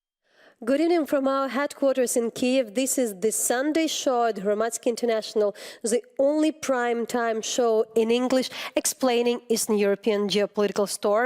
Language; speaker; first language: English; non-native, fluent; Ukrainian